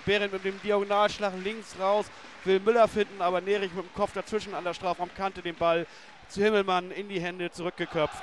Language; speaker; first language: German; native; German